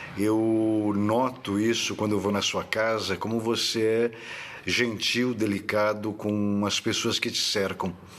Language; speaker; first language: Portuguese; native; Portuguese